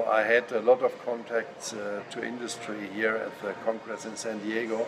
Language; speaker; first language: English; non-native, fluent; German